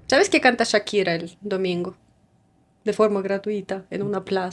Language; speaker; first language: Spanish; non-native, fluent; Russian